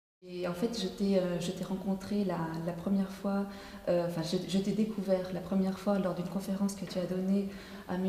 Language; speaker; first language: French; native; French